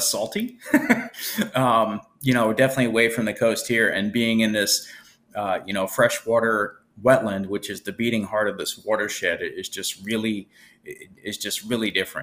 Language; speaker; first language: English; native; English